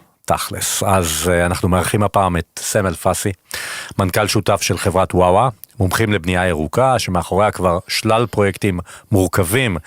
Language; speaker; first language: Hebrew; native; Hebrew